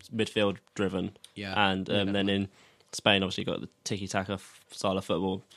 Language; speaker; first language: English; native; English